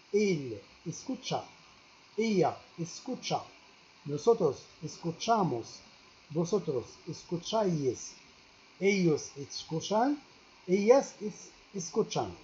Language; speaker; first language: Spanish; non-native, learner; Arabic